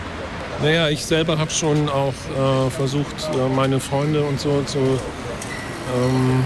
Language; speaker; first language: German; native; German